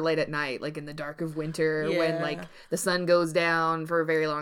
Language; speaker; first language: English; native; English